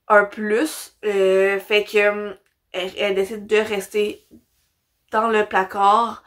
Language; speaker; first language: French; native; French